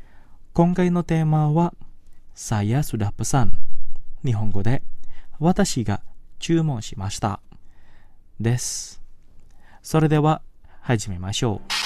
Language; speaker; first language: Japanese; non-native, fluent; Indonesian